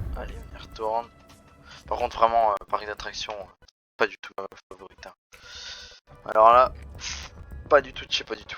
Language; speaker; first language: French; native; French